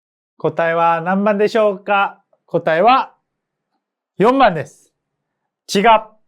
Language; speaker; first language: Japanese; non-native, fluent; Korean